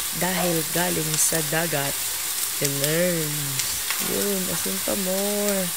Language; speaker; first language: Filipino; non-native, local second language; Hiligaynon